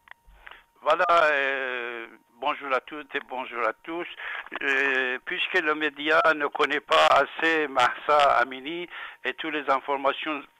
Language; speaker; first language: French; non-native, fluent; Persian